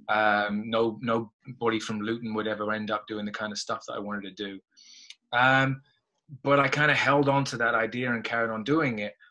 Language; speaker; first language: English; native; English